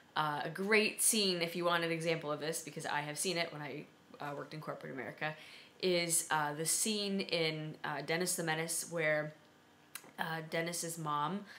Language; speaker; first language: English; native; English